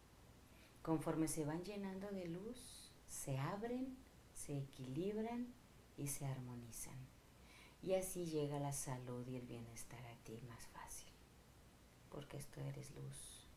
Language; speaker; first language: Spanish; native; Spanish